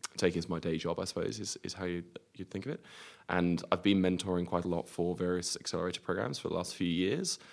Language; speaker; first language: English; native; English